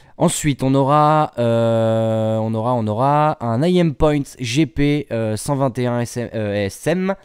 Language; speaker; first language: French; native; French